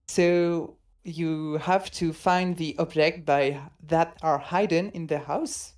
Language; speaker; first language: English; non-native, fluent; French